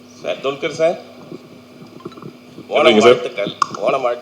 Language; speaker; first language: Tamil; native; Tamil